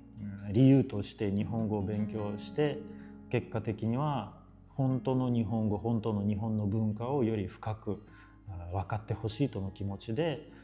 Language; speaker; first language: Japanese; non-native, fluent; Russian